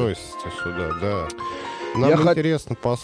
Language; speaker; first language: Russian; native; Russian